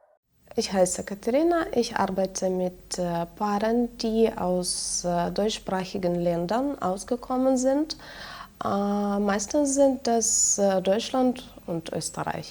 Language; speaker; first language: German; non-native, fluent; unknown